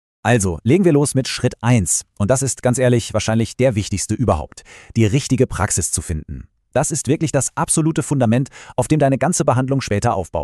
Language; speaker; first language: German; native; German